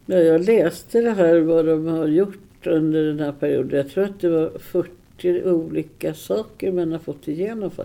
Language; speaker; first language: Swedish; native; Swedish